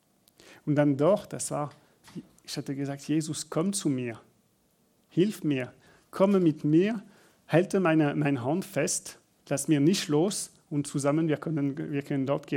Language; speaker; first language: German; non-native, learner; French